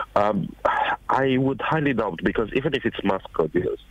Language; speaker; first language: English; non-native, fluent; Romanian